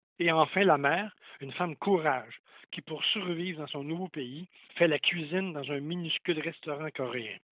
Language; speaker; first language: French; native; French